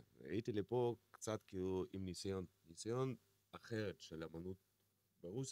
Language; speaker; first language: Hebrew; non-native, fluent; Russian